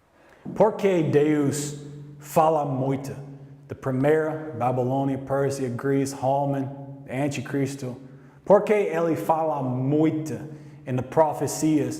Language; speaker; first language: Portuguese; non-native, learner; English